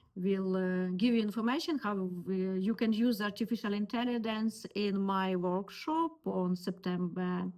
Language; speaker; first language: English; non-native, learner; Ukrainian